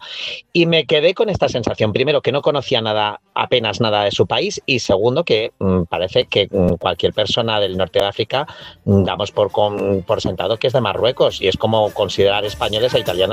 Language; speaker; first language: Spanish; native; Spanish